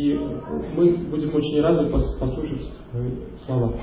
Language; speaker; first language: Russian; native; Russian